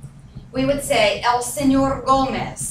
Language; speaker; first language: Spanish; non-native, fluent; English